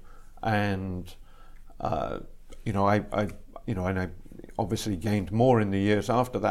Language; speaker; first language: English; native; English